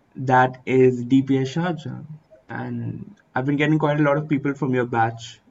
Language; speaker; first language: English; early bilingual, other home language; Hindi